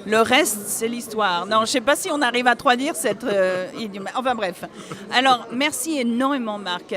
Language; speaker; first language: French; native; French